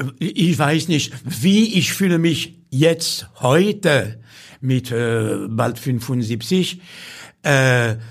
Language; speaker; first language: German; non-native, fluent; French